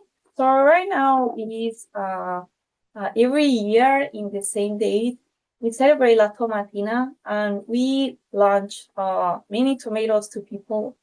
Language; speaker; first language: English; non-native, fluent; Spanish